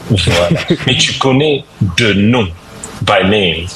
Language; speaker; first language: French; non-native, fluent; English